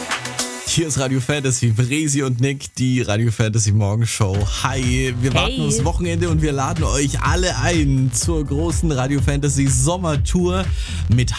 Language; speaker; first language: German; native; German